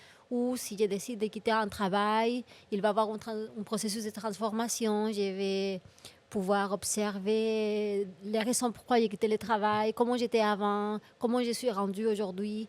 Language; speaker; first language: French; non-native, fluent; Spanish